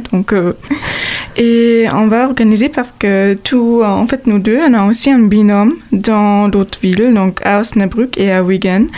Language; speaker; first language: French; non-native, fluent; German